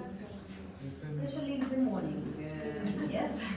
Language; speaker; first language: English; non-native, fluent; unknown